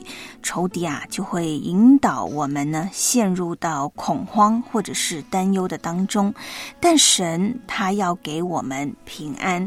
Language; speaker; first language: Chinese; native; Chinese